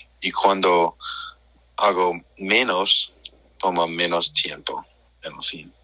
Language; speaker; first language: Spanish; non-native, learner; English